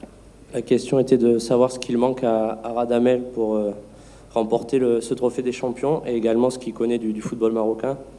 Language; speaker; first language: French; native; French